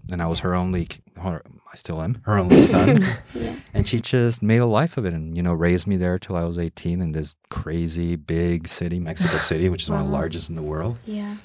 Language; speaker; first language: English; early bilingual, heritage; English